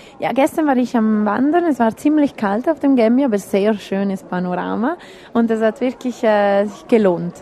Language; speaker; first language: German; non-native, local second language; Italian